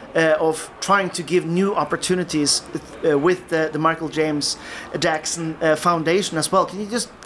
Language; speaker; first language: English; non-native, fluent; Norwegian